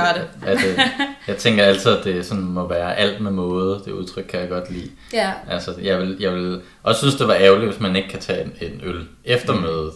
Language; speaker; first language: Danish; native; Danish